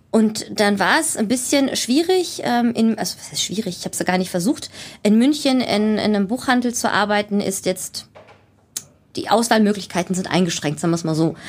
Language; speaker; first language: German; early bilingual, other home language; Greek